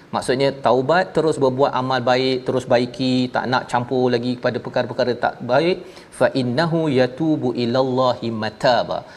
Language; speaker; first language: Malay; native; Malay